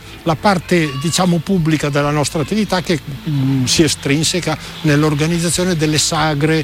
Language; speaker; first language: Italian; native; Italian